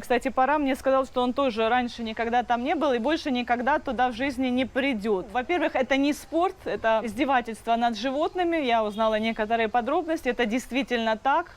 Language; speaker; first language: Russian; native; Russian